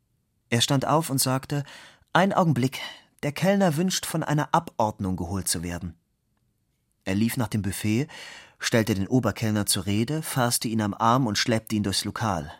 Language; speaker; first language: German; native; German